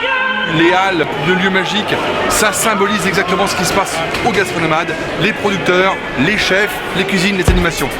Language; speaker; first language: French; native; French